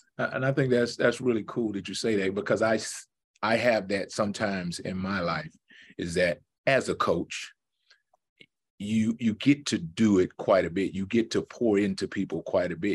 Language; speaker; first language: English; native; English